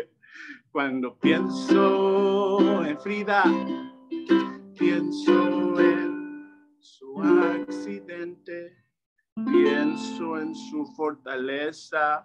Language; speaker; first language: Spanish; early bilingual, other home language; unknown